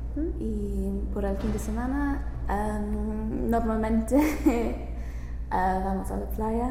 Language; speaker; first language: Spanish; non-native, learner; English